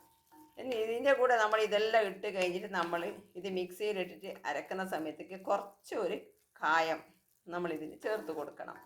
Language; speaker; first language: Malayalam; native; Malayalam